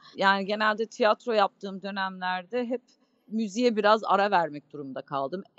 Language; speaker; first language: Turkish; non-native, fluent; English